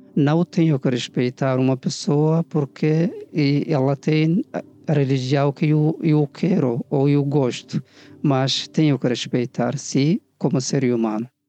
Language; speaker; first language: Portuguese; non-native, fluent; Tigrinya